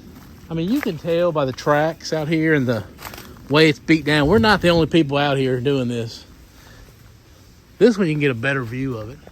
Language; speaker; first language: English; native; English